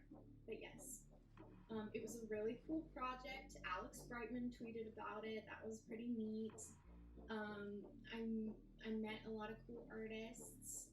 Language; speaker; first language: English; native; English